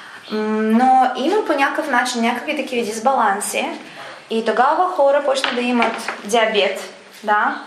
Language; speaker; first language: Bulgarian; non-native, learner; Russian